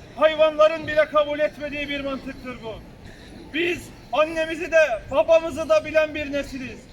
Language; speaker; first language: Turkish; native; Turkish